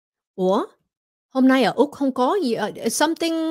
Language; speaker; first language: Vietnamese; early bilingual, heritage; Vietnamese